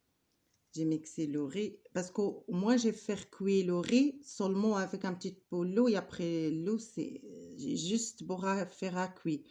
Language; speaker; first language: French; non-native, learner; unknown